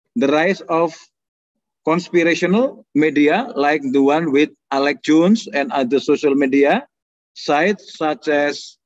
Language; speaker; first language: English; non-native, fluent; Indonesian